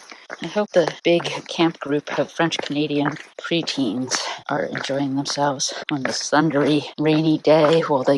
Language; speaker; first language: English; native; English